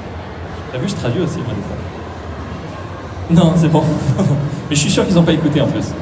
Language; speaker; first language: French; native; French